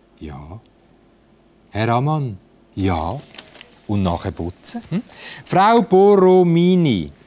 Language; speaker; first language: German; native; German